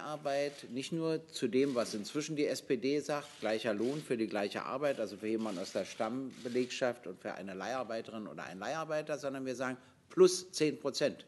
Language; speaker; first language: German; native; German